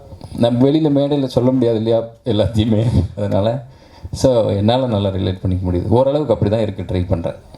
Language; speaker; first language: Tamil; native; Tamil